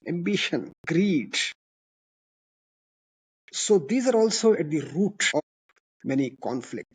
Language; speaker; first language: English; non-native, local second language; Kannada